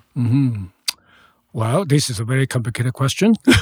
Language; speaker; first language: English; non-native, local second language; Cantonese